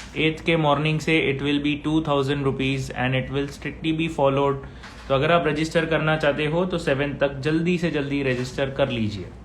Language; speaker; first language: Hindi; native; Hindi